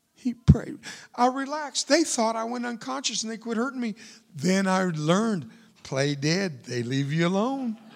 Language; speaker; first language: English; early bilingual, other home language; Spanish